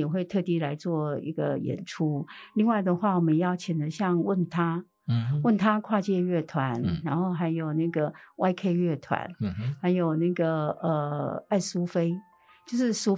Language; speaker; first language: Chinese; native; Chinese